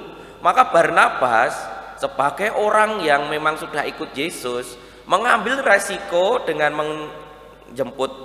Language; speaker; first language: Indonesian; non-native, local second language; Javanese